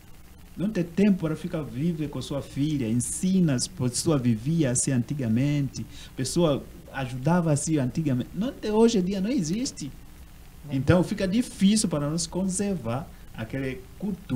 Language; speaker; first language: Portuguese; non-native, learner; Swahili